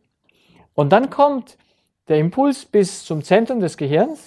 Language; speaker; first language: German; native; German